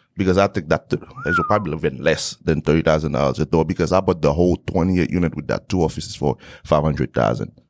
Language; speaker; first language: English; non-native, fluent; Haitian Creole